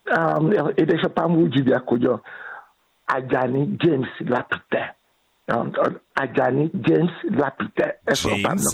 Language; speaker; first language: Hungarian; non-native, learner; Yoruba